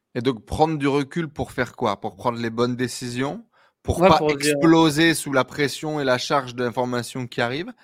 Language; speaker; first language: French; native; French